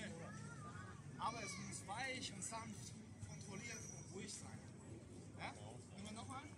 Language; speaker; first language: German; non-native, fluent; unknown